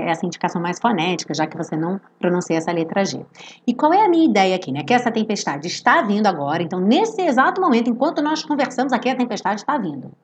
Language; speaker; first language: Portuguese; native; Portuguese